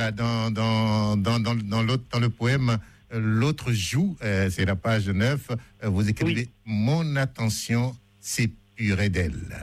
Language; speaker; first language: French; native; French